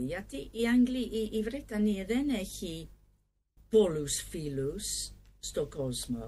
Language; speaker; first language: Greek; non-native, learner; English